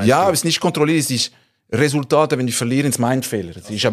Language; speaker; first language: German; non-native, local second language; French